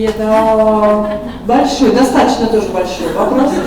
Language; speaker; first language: Russian; native; Russian